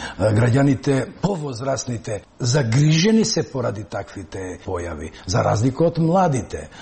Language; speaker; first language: Macedonian; non-native, local second language; Albanian